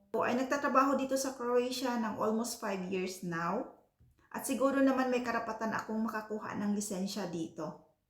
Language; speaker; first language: Filipino; non-native, local second language; Cebuano